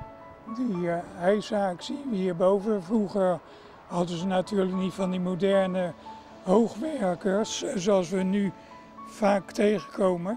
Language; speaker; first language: Dutch; native; Dutch